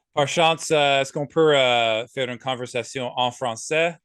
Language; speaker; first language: French; non-native, learner; English